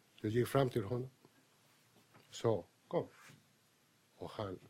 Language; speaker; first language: Swedish; non-native, fluent; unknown